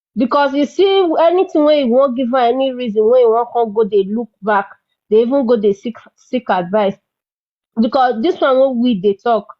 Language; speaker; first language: Nigerian Pidgin; non-native, local second language; Bini